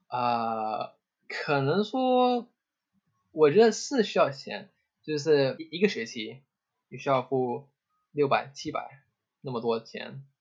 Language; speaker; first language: Chinese; non-native, learner; English